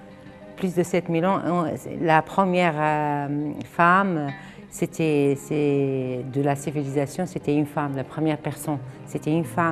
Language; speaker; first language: French; non-native, fluent; Arabic